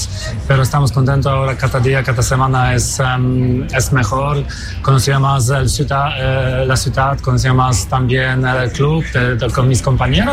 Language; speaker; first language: Spanish; non-native, fluent; Polish